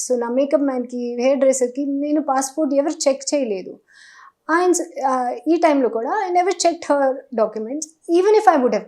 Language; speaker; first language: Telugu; non-native, learner; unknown